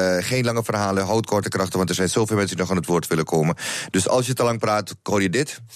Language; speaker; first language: Dutch; native; Dutch